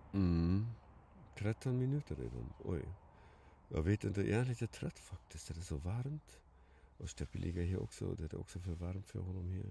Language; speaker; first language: Swedish; non-native, fluent; German